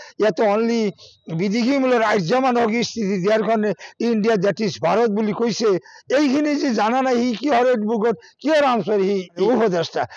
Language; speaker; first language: Assamese; non-native, local second language; Bangla